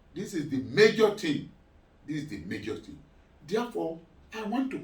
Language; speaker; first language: English; non-native, local second language; Yoruba